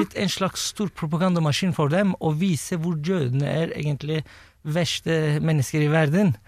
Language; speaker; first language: Norwegian; non-native, fluent; Turkish